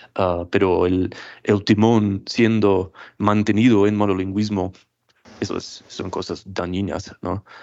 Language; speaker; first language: Spanish; non-native, fluent; English